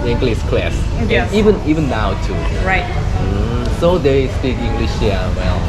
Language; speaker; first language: English; non-native, learner; Korean